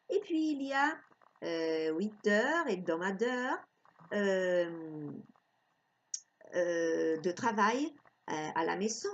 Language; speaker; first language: French; non-native, fluent; Spanish